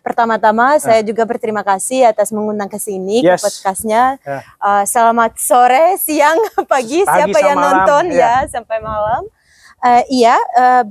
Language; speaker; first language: Indonesian; non-native, fluent; Ukrainian